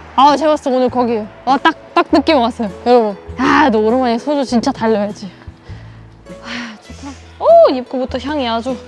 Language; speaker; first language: Korean; non-native, fluent; German